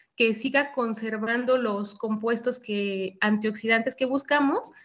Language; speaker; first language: Spanish; native; Spanish